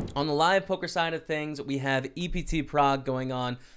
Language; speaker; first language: English; native; English